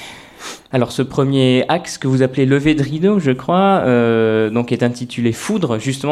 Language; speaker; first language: French; native; French